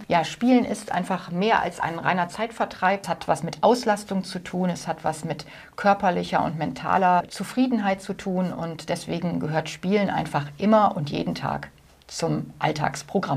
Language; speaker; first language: German; native; German